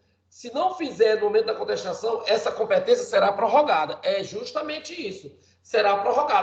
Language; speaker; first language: Portuguese; native; Portuguese